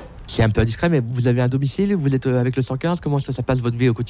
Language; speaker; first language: French; native; French